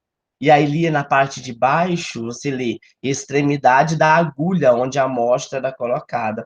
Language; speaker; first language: Portuguese; native; Portuguese